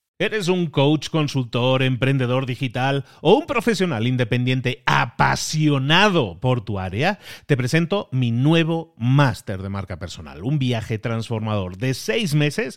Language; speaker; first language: Spanish; native; Spanish